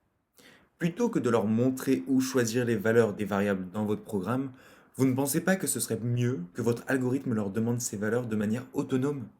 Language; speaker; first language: French; native; French